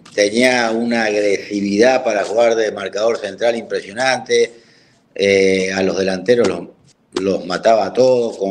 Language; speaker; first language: Spanish; native; Spanish